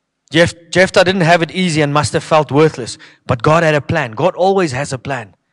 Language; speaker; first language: English; non-native, local second language; Afrikaans